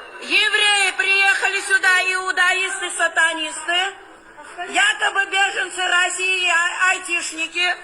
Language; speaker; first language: Russian; non-native, fluent; Armenian